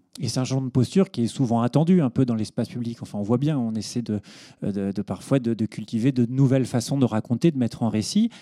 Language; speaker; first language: French; native; French